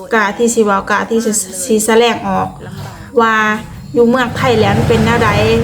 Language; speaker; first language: Thai; native; Thai